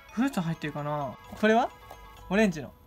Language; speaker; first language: Japanese; native; Japanese